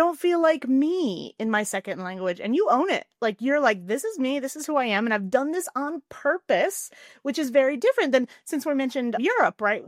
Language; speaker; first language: English; native; English